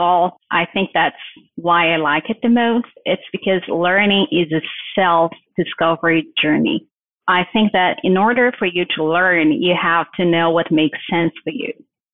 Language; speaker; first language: English; non-native, fluent; Portuguese